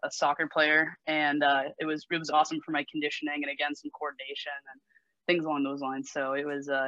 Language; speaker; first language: English; native; English